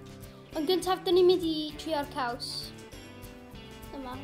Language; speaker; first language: Welsh; non-native, local second language; English